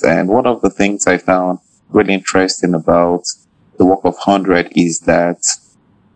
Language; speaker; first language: English; non-native, local second language; Igbo